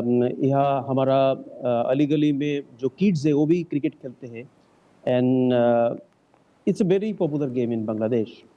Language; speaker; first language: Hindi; non-native, learner; Bangla